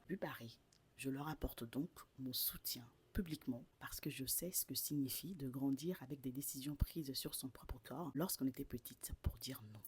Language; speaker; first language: French; non-native, local second language; Bambara